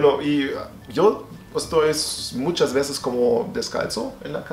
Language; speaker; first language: Spanish; non-native, learner; German